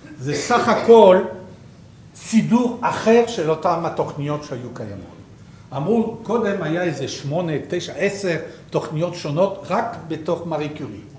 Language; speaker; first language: Hebrew; non-native, fluent; French